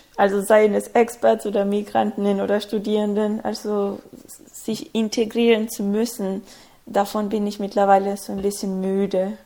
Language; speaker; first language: German; non-native, fluent; Spanish